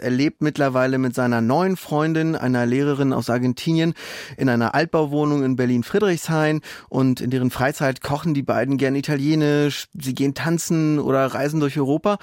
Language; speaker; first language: German; native; German